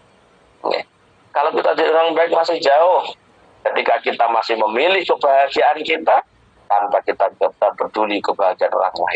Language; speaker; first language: Indonesian; native; Indonesian